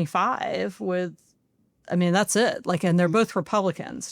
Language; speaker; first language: English; native; English